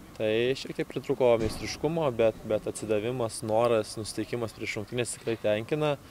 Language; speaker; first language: Lithuanian; native; Lithuanian